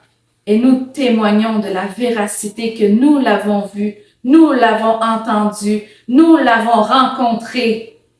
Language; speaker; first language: French; native; French